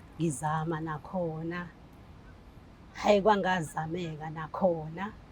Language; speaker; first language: Zulu; non-native, local second language; Xhosa